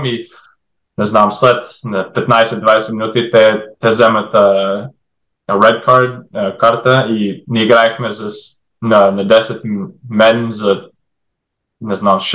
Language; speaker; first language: Bulgarian; early bilingual, heritage; English